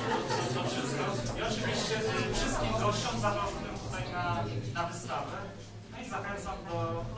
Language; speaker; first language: Polish; native; Polish